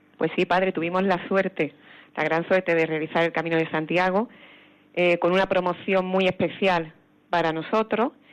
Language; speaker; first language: Spanish; native; Spanish